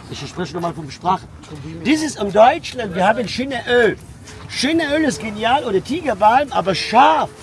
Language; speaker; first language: German; non-native, learner; Arabic